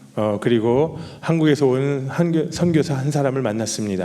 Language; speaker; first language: Korean; native; Korean